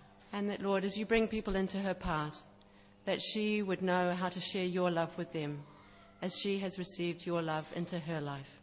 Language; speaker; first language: English; native; English